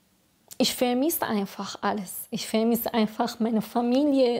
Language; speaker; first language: German; non-native, learner; Persian